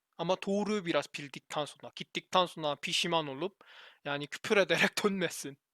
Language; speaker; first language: Turkish; non-native, learner; Korean